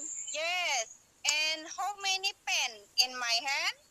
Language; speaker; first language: English; non-native, learner; Indonesian